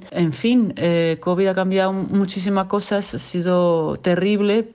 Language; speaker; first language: Spanish; non-native, fluent; Danish